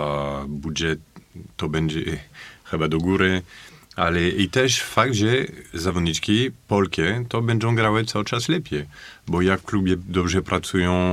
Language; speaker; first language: Polish; non-native, fluent; French